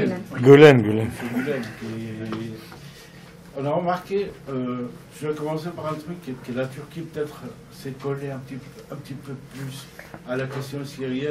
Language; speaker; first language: French; non-native, fluent; Arabic